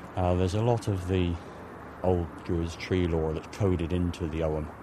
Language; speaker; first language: English; native; English